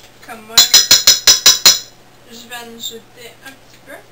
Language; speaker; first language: French; non-native, local second language; English